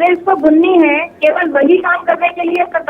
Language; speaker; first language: Hindi; native; Hindi